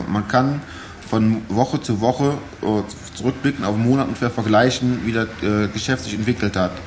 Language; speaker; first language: German; native; German